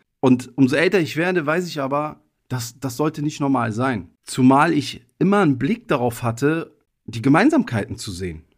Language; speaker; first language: German; early bilingual, other home language; Italian